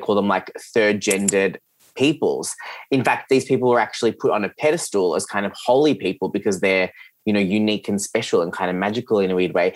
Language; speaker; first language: English; early bilingual, other home language; Serbian